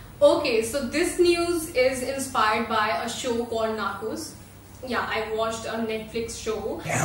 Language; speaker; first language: English; non-native, local second language; Hindi